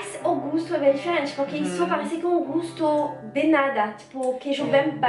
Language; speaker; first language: Portuguese; non-native, fluent; French